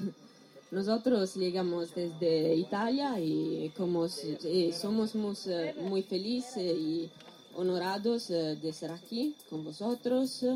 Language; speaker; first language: Spanish; non-native, learner; Italian